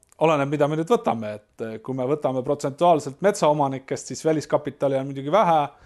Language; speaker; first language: Estonian; native; Estonian